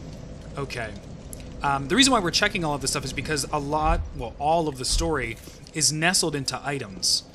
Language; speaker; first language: English; native; English